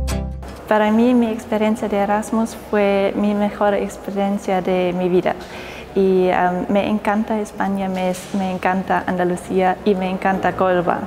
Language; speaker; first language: Spanish; non-native, fluent; German